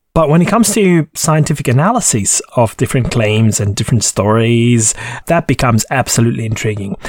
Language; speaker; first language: English; non-native, fluent; Hungarian